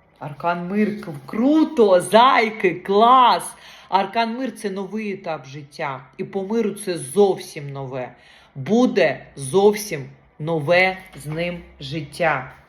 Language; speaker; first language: Ukrainian; non-native, local second language; Russian